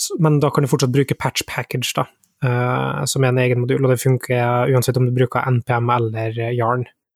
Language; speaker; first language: Norwegian; native; Norwegian